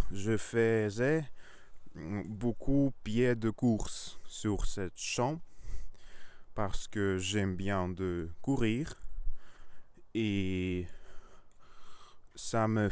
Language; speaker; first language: French; non-native, learner; Russian